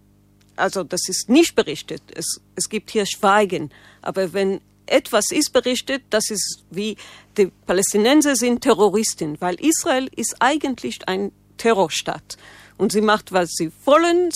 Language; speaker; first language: German; non-native, learner; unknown